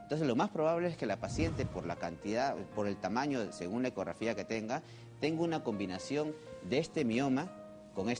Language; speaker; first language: Spanish; native; Spanish